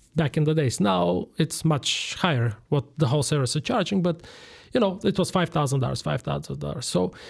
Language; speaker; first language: English; non-native, fluent; Bulgarian